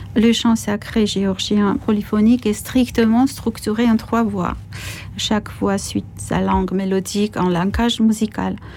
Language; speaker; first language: French; non-native, fluent; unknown